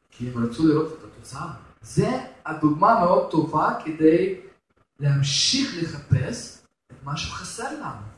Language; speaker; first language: Hebrew; non-native, fluent; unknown